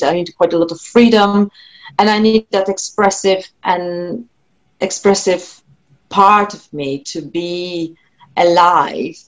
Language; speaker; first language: English; non-native, fluent; Polish